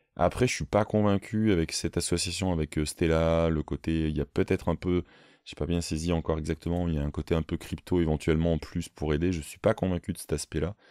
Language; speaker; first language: French; native; French